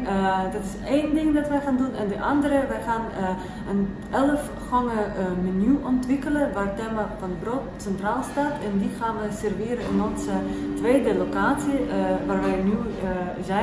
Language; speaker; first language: Dutch; non-native, fluent; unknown